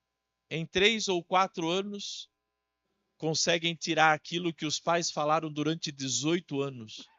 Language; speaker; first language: Portuguese; native; Portuguese